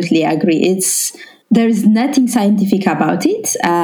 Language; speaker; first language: English; non-native, fluent; Amharic